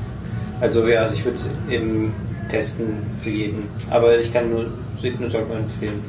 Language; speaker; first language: German; native; German